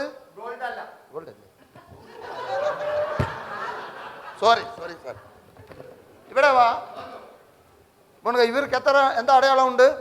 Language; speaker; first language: Malayalam; non-native, local second language; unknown